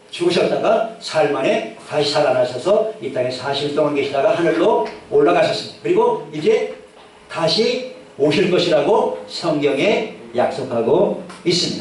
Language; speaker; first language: Korean; native; Korean